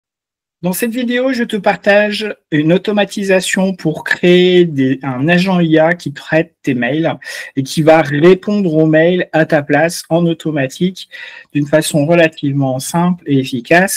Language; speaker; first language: French; native; French